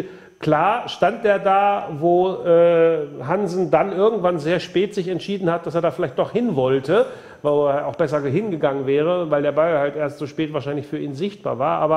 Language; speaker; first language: German; native; German